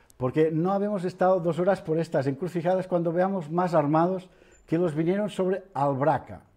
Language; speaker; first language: Spanish; non-native, local second language; Catalan